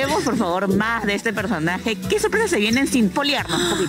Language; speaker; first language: Spanish; native; Spanish